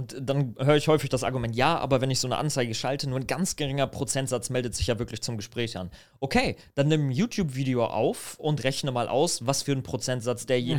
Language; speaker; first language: German; native; German